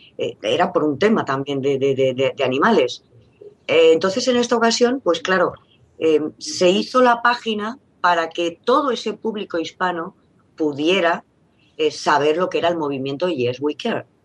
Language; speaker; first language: Spanish; native; Spanish